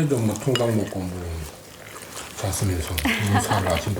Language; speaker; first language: Korean; native; Korean